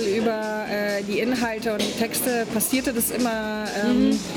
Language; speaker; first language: German; non-native, fluent; Polish